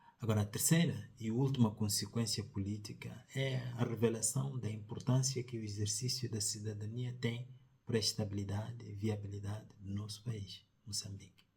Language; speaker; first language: Portuguese; non-native, local second language; Tsonga